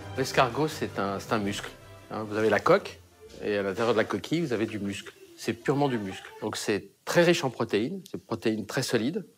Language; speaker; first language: French; native; French